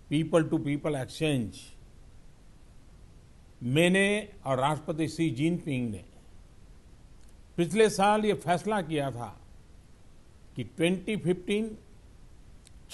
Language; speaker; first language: Hindi; non-native, local second language; Gujarati